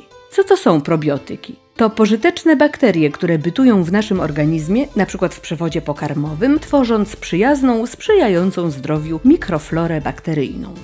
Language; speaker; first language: Polish; native; Polish